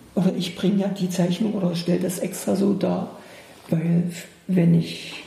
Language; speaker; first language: German; native; German